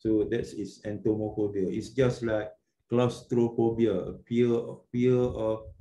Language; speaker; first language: English; non-native, local second language; Malay